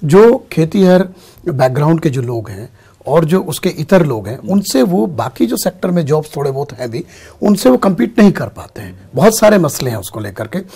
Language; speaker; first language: Hindi; native; Hindi